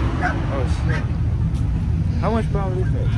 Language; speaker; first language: English; native; English